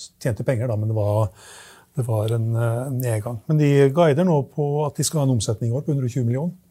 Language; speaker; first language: Norwegian; native; Norwegian